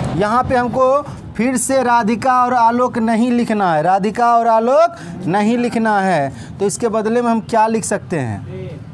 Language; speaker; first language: Hindi; native; Hindi